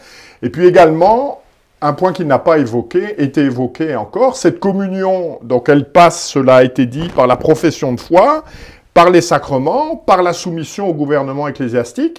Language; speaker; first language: French; native; French